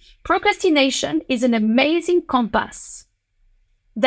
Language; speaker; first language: English; non-native, fluent; French